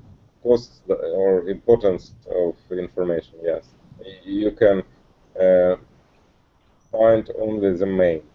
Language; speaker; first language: English; non-native, learner; Russian